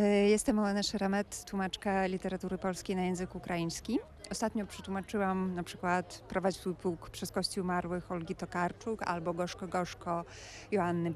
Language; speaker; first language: Polish; non-native, fluent; Ukrainian